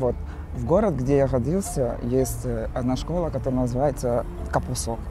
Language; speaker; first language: Russian; non-native, learner; Portuguese